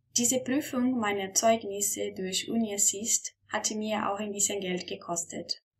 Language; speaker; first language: German; non-native, fluent; Portuguese